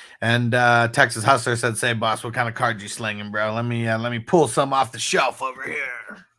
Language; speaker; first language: English; native; English